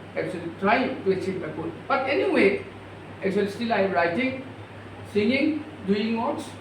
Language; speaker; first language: English; non-native, local second language; Assamese